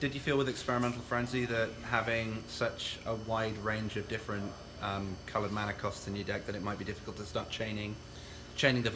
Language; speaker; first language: English; native; English